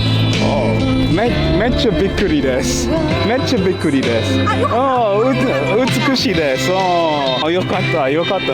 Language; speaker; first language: Japanese; non-native, learner; English